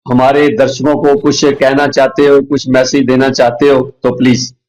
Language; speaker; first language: Hindi; non-native, local second language; Punjabi